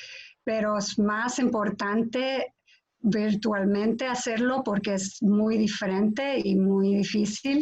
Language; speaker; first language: Spanish; non-native, fluent; English